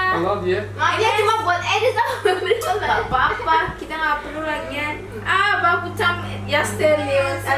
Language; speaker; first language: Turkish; non-native, learner; Indonesian